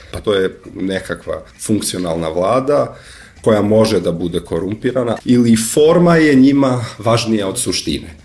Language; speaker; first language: Serbian; non-native, local second language; Albanian